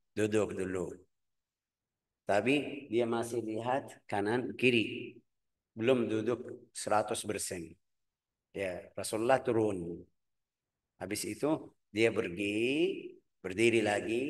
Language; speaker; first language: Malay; non-native, fluent; Arabic